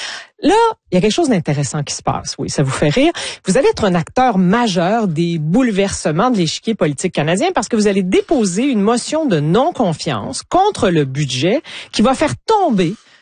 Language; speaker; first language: French; native; French